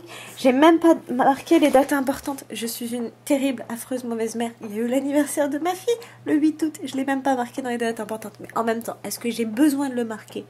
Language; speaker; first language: French; native; French